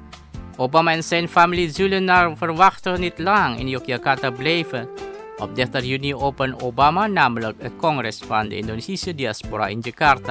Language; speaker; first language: Dutch; non-native, learner; Indonesian